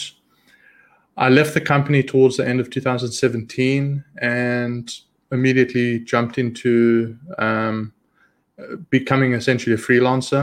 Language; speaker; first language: English; native; English